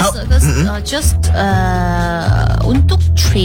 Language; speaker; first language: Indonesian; non-native, learner; Korean